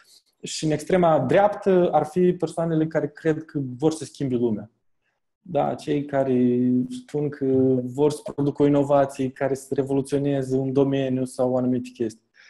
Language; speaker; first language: Romanian; native; Romanian